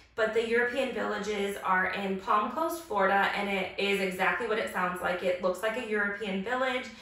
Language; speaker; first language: English; native; English